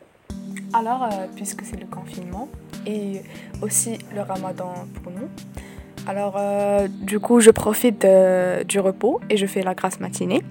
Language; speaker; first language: French; non-native, local second language; Arabic